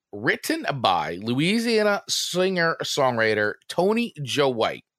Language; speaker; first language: English; native; English